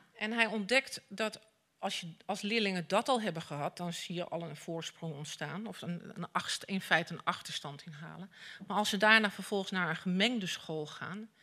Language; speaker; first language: Dutch; native; Dutch